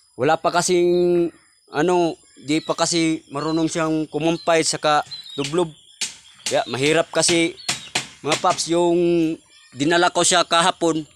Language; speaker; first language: Filipino; non-native, local second language; Cebuano